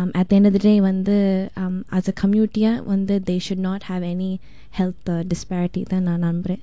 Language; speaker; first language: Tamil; early bilingual, heritage; Tamil